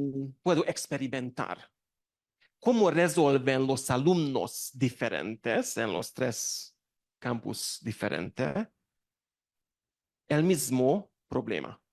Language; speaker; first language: Spanish; non-native, learner; Hungarian